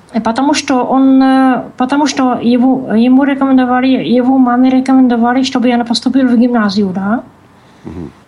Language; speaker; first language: Russian; non-native, learner; Czech